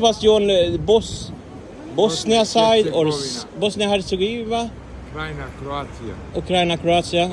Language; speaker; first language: English; non-native, learner; Swedish